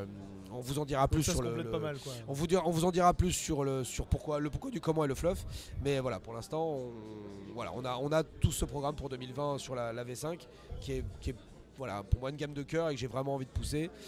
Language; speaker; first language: French; native; French